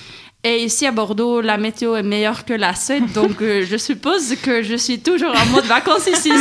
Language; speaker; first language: French; non-native, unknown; Swedish